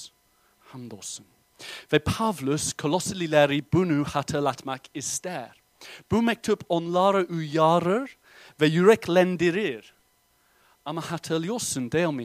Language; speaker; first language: Turkish; non-native, fluent; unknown